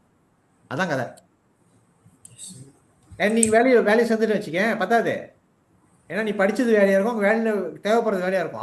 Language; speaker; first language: Tamil; native; Tamil